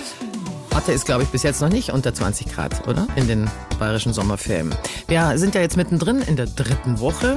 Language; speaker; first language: German; native; German